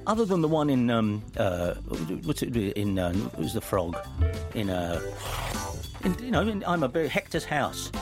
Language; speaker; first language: English; native; English